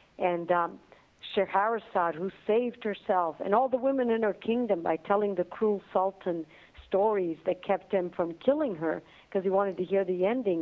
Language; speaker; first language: English; non-native, fluent; Spanish